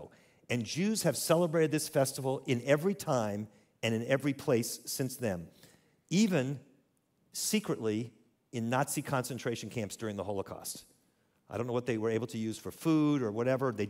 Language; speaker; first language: English; native; English